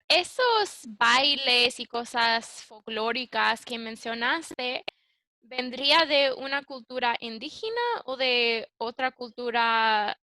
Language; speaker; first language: Spanish; early bilingual, heritage; English